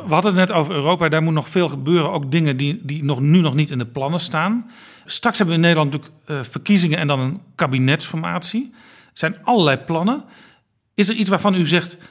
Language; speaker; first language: Dutch; native; Dutch